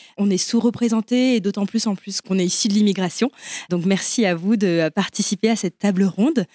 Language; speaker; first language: French; early bilingual, other home language; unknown